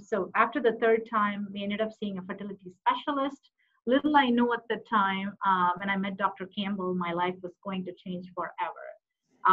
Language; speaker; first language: English; non-native, local second language; Tamil